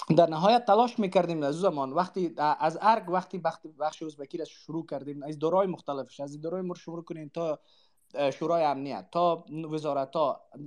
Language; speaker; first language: Persian; non-native, local second language; Uzbek